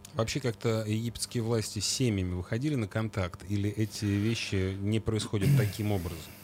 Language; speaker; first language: Russian; native; Russian